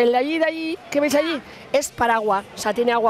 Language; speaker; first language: Spanish; native; Spanish